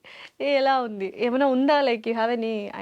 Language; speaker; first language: Telugu; native; Telugu